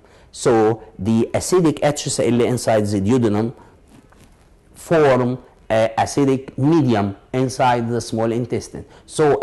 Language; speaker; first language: English; non-native, local second language; Arabic